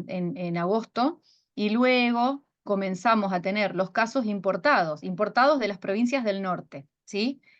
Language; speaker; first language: Spanish; native; Spanish